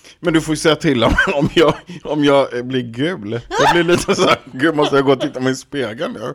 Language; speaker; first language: Swedish; native; Swedish